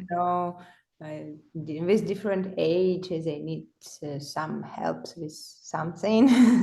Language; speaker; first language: English; non-native, learner; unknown